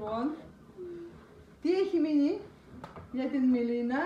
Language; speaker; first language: Greek; non-native, fluent; Russian